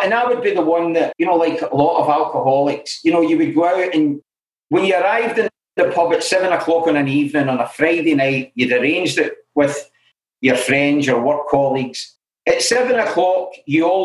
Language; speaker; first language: English; native; English